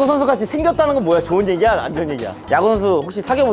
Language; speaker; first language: Korean; native; Korean